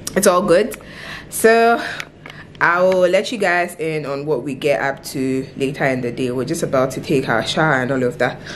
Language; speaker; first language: English; non-native, local second language; Akan